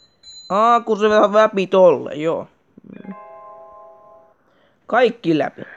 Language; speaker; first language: Finnish; native; Finnish